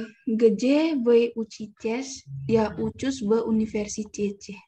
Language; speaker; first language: Russian; non-native, learner; Indonesian